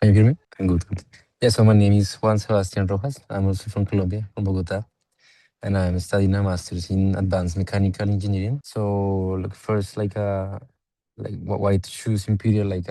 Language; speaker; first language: English; non-native, fluent; Spanish